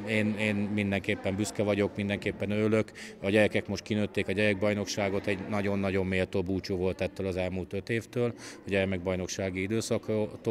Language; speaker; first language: Hungarian; native; Hungarian